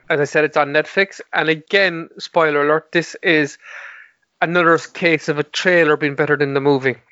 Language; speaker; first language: English; native; English